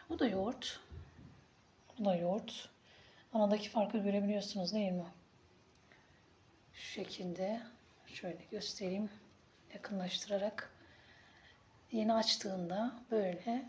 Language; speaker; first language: Turkish; native; Turkish